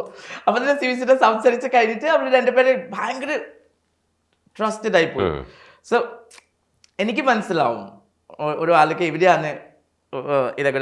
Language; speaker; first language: Malayalam; non-native, learner; Assamese